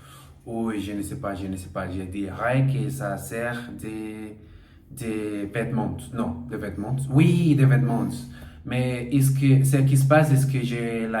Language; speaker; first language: French; non-native, learner; Portuguese